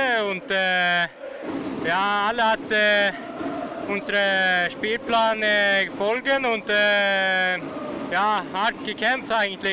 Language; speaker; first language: German; non-native, fluent; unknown